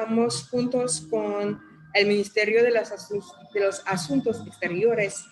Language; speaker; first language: Spanish; non-native, fluent; French